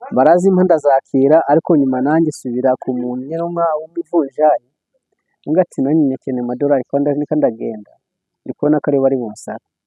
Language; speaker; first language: Kinyarwanda; early bilingual, heritage; Kinyarwanda